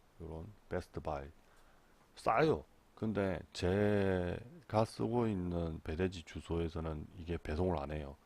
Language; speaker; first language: Korean; native; Korean